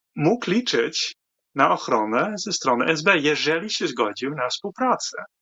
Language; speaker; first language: Polish; non-native, fluent; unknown